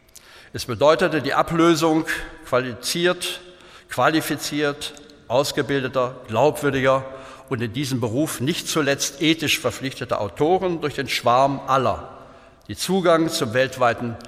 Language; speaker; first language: German; native; German